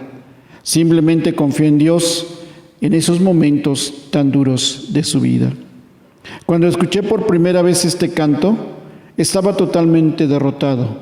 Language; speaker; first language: Spanish; native; Spanish